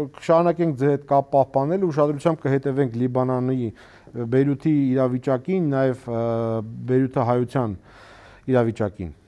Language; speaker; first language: Armenian; native; Armenian